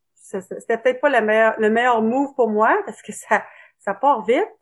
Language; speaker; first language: French; native; French